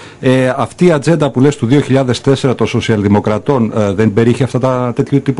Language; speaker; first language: Greek; native; Greek